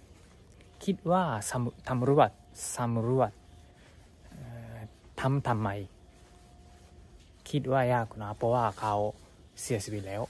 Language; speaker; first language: Thai; non-native, learner; Japanese